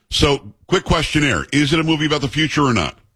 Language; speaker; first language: English; native; English